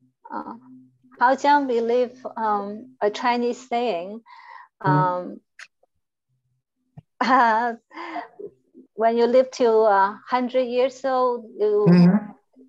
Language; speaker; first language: English; non-native, learner; Chinese